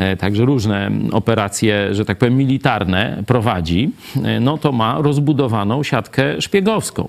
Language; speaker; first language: Polish; native; Polish